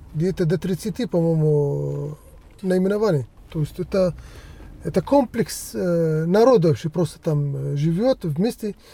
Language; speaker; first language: Russian; non-native, fluent; Arabic